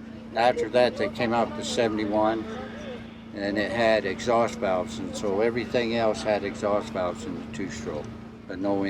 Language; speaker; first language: English; native; English